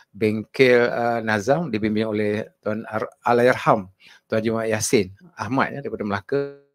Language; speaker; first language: Malay; native; Malay